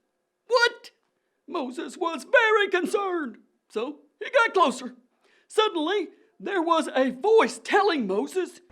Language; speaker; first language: English; native; English